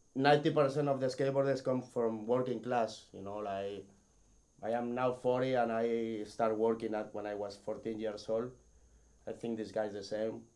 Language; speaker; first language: English; non-native, learner; Spanish